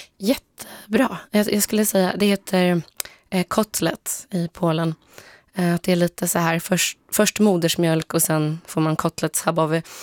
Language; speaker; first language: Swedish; early bilingual, other home language; Polish